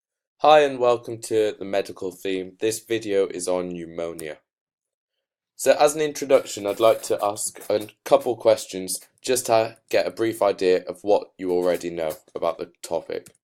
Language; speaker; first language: English; native; English